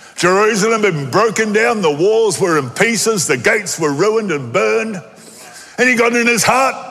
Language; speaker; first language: English; native; English